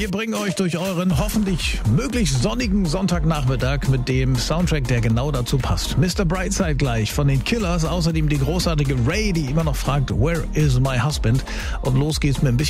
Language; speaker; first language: German; native; German